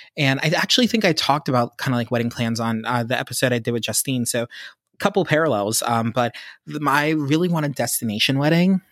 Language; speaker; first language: English; native; English